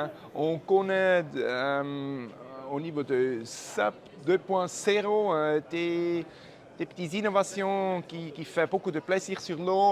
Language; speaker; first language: French; non-native, fluent; German